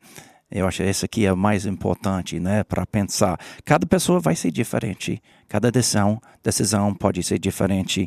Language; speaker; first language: Portuguese; non-native, learner; English